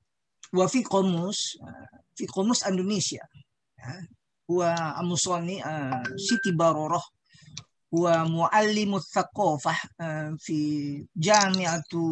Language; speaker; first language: Arabic; non-native, learner; Indonesian